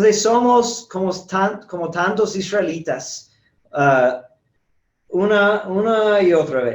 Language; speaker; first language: Spanish; non-native, fluent; English